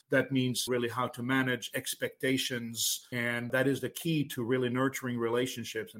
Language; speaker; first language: English; non-native, fluent; French